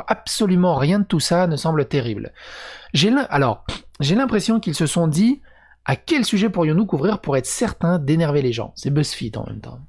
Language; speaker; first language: French; native; French